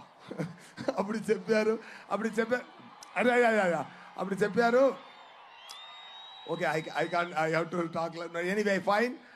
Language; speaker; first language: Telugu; non-native, learner; Tamil